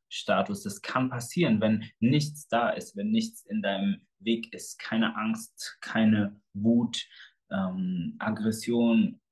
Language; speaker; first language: German; early bilingual, other home language; Portuguese